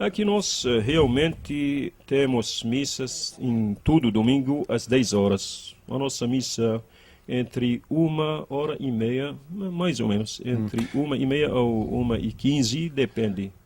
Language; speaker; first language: Portuguese; non-native, learner; Arabic